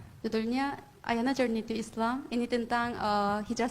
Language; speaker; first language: Indonesian; non-native, fluent; Korean